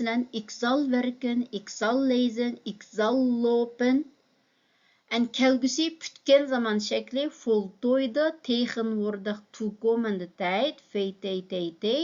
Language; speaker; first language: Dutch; non-native, fluent; Uyghur